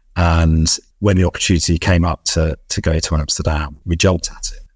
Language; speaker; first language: English; native; English